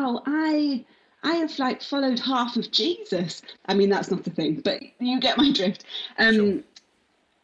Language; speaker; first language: English; native; English